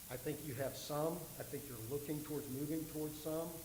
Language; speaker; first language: English; native; English